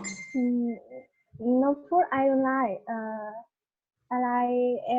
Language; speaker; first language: English; non-native, learner; Vietnamese